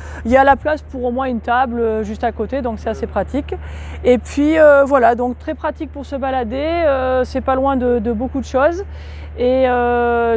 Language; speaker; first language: French; native; French